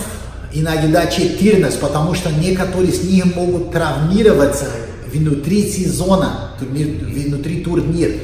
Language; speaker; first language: Russian; non-native, learner; Portuguese